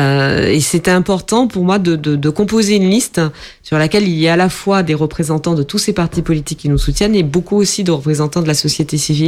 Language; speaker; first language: French; native; French